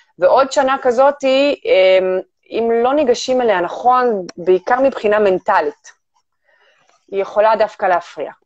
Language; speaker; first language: Hebrew; early bilingual, other home language; Russian